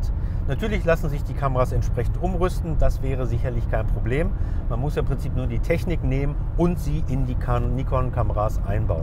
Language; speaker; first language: German; native; German